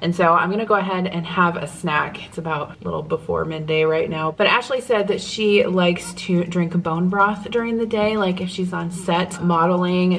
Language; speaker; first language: English; native; English